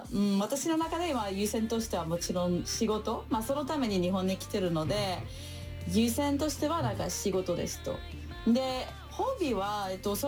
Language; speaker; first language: Japanese; non-native, fluent; French